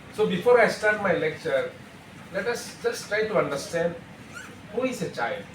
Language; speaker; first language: English; non-native, local second language; Bangla